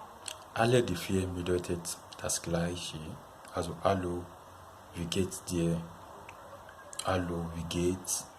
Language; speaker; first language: German; non-native, fluent; Yoruba